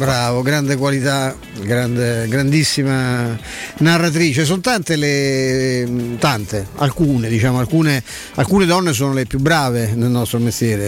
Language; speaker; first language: Italian; native; Italian